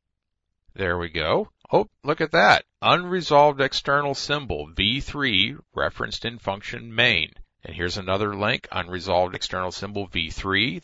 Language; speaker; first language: English; native; English